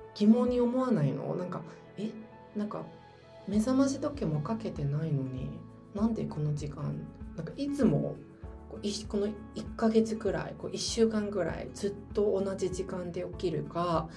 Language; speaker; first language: Japanese; non-native, fluent; Chinese